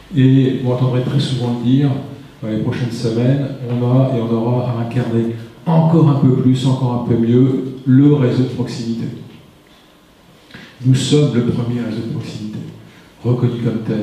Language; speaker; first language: French; native; French